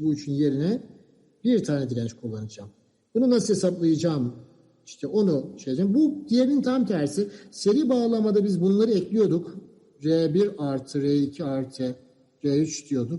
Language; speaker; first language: Turkish; native; Turkish